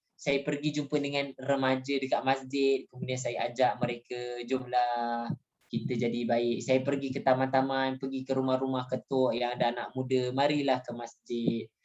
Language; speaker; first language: Malay; native; Malay